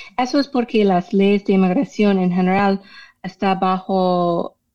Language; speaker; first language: Spanish; non-native, fluent; English